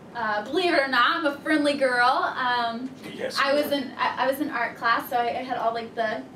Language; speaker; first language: English; native; English